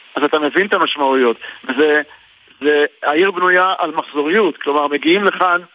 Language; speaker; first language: Hebrew; native; Hebrew